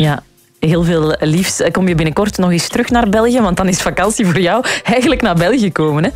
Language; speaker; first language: Dutch; native; Dutch